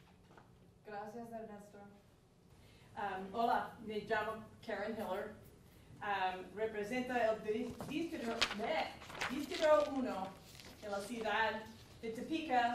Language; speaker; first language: Spanish; non-native, learner; English